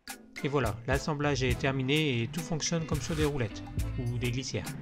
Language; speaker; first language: French; native; French